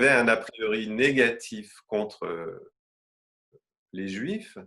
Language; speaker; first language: French; native; French